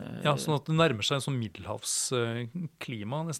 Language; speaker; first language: Norwegian; native; Norwegian